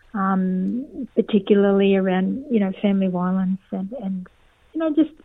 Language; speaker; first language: English; native; English